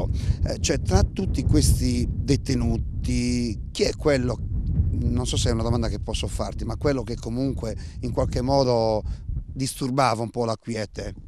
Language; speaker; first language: Italian; native; Italian